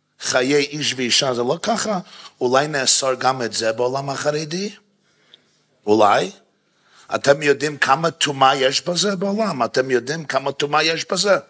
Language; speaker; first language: Hebrew; non-native, fluent; English